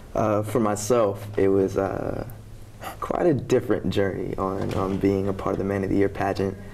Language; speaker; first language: English; native; English